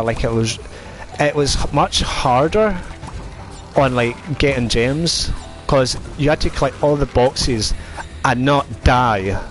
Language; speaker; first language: English; native; English